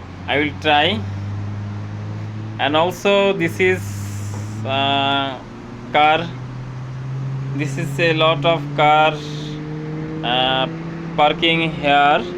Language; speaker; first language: English; non-native, learner; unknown